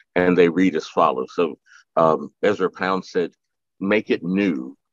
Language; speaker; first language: English; native; English